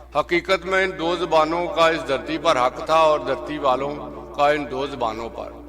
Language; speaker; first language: Urdu; non-native, local second language; Punjabi